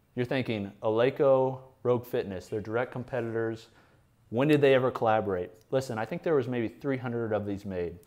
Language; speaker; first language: English; native; English